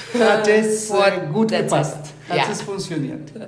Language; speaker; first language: German; non-native, fluent; Spanish